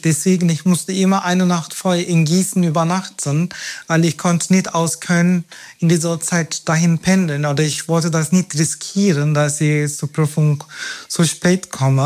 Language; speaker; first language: German; non-native, fluent; Turkish